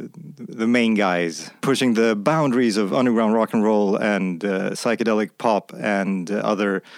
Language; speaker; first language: English; non-native, fluent; Swedish